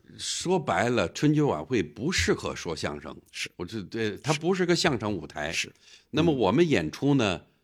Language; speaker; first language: Chinese; non-native, fluent; English